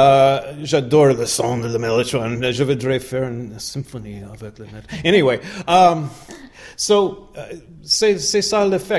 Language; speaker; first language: French; non-native, learner; English